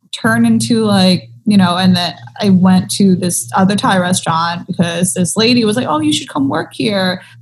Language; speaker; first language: English; early bilingual, other home language; Thai